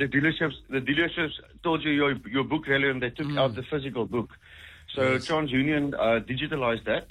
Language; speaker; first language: English; non-native, local second language; Afrikaans